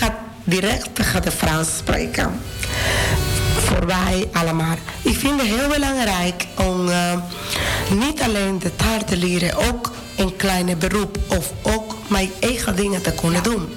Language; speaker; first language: Dutch; non-native, fluent; Spanish